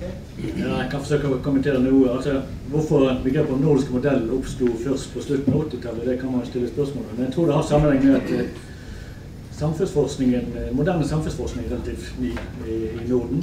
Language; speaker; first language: Norwegian; native; Norwegian